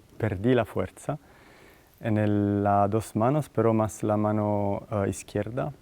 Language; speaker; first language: Spanish; non-native, fluent; Italian